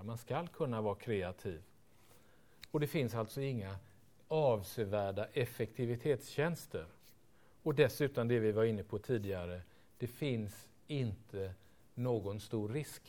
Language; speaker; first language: Swedish; native; Swedish